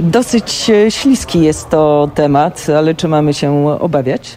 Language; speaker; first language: Polish; native; Polish